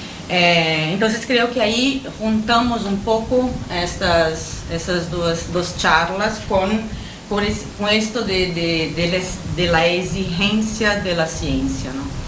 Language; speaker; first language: Spanish; non-native, fluent; Portuguese